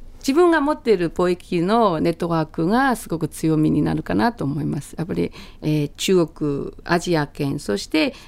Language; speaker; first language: Japanese; non-native, fluent; Chinese